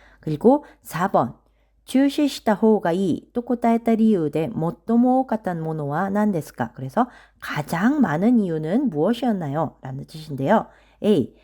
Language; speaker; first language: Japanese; non-native, fluent; Korean